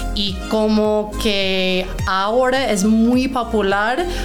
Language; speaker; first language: Spanish; non-native, fluent; English